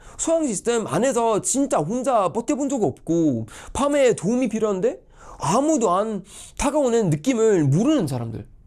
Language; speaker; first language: Korean; non-native, fluent; Swedish